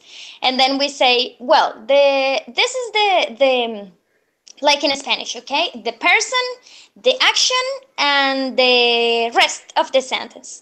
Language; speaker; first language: English; non-native, learner; Spanish